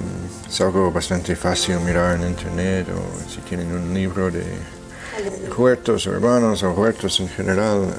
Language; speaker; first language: Spanish; non-native, fluent; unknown